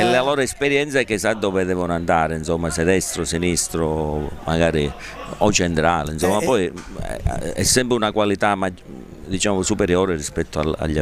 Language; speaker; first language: Italian; native; Italian